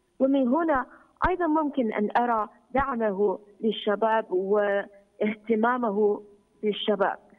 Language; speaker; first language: Arabic; non-native, fluent; Chinese